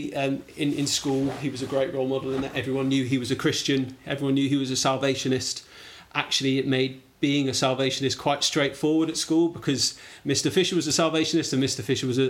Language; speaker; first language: English; native; English